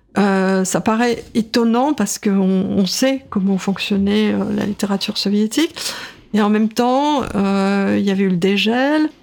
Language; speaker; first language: French; non-native, fluent; Russian